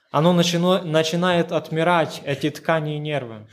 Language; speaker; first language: Polish; non-native, learner; Ukrainian